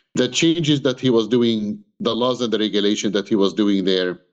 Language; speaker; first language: English; non-native, fluent; Arabic